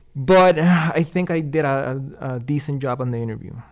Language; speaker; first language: English; non-native, fluent; Spanish